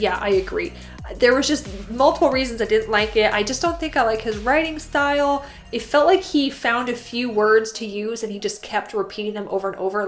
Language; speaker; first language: English; native; English